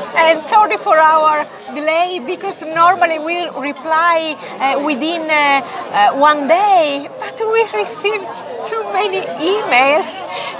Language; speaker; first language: English; non-native, fluent; Italian